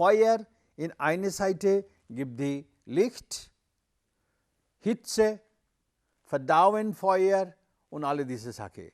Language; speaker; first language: German; non-native, learner; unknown